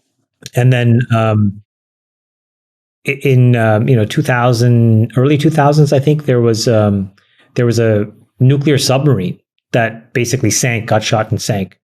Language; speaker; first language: English; native; English